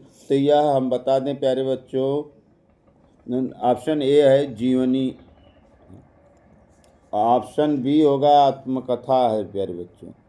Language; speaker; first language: Hindi; native; Hindi